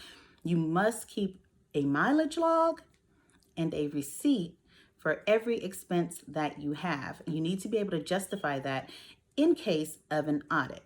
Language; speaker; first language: English; native; English